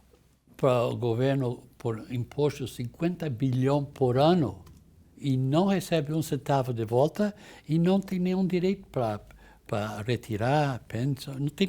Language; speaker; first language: Portuguese; non-native, fluent; English